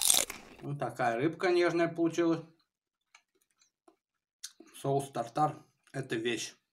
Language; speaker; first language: Russian; native; Russian